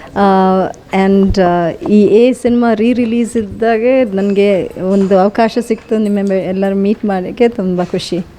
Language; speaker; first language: Kannada; non-native, fluent; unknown